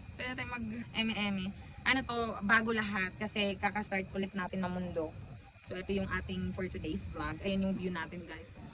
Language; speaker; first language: Filipino; native; Filipino